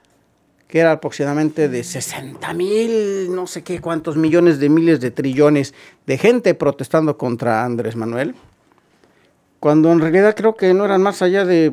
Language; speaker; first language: Spanish; native; Spanish